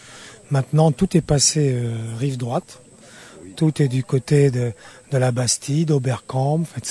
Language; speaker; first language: French; native; French